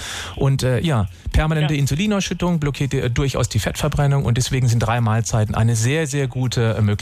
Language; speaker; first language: German; native; German